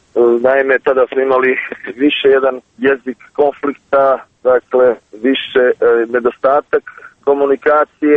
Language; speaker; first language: Serbian; native; Serbian